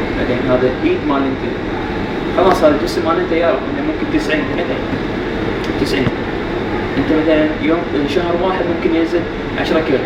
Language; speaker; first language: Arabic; non-native, learner; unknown